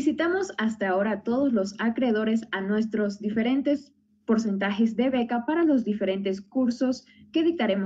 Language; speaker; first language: Spanish; native; Spanish